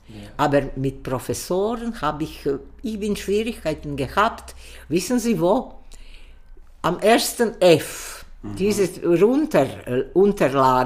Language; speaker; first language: German; non-native, learner; Croatian